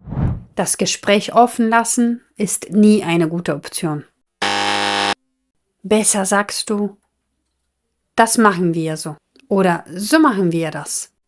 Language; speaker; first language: German; non-native, fluent; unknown